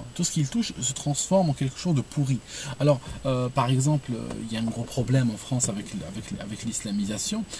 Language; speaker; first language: French; non-native, local second language; Arabic